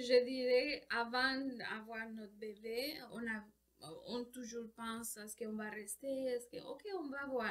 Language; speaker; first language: French; non-native, learner; Spanish